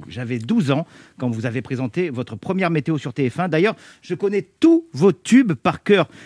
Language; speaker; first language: French; native; French